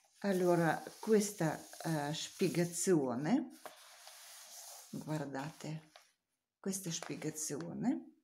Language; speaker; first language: Italian; non-native, learner; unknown